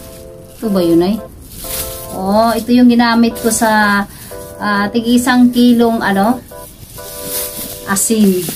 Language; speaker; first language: Filipino; non-native, local second language; Cebuano